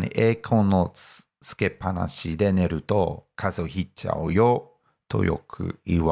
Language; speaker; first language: Japanese; non-native, fluent; English